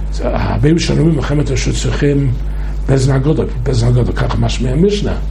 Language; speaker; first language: Hebrew; non-native, fluent; English